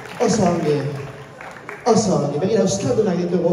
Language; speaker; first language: Basque; non-native, local second language; Spanish